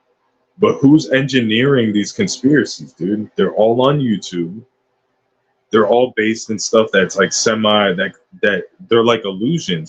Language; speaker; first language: English; native; English